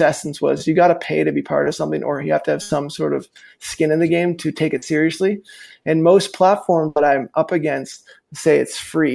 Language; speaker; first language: English; native; English